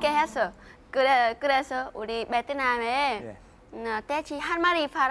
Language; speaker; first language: Korean; non-native, learner; Vietnamese